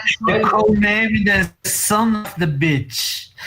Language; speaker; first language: English; non-native, learner; Portuguese